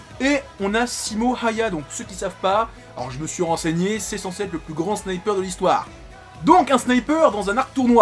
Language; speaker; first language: French; native; French